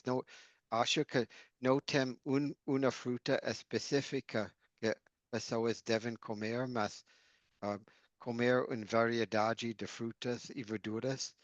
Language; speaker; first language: Portuguese; non-native, learner; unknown